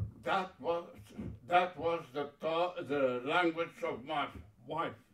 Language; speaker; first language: English; non-native, fluent; French